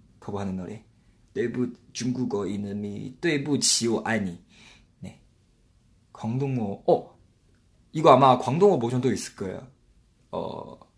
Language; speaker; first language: Korean; non-native, fluent; Chinese